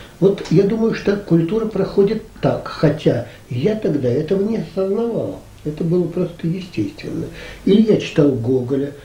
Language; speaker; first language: Russian; native; Russian